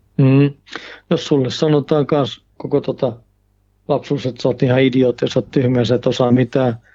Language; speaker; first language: Finnish; early bilingual, heritage; Finnish